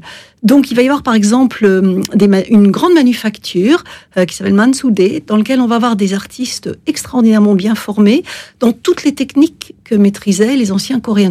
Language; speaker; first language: French; native; French